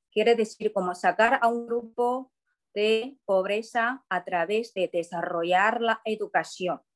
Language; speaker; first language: Spanish; non-native, fluent; Chinese